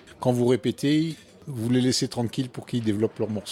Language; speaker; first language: French; native; French